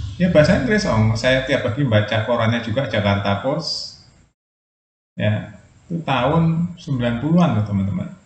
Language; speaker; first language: Indonesian; non-native, local second language; Javanese